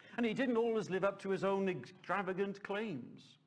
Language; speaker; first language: English; native; English